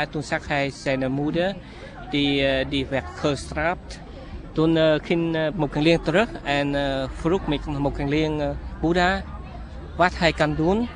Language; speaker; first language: Dutch; non-native, learner; Vietnamese